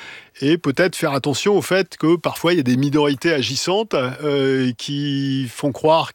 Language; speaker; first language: French; native; French